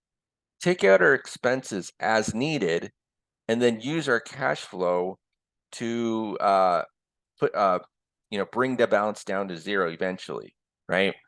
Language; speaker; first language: English; early bilingual, other home language; Korean